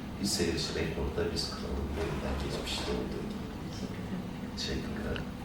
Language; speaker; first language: Turkish; native; Turkish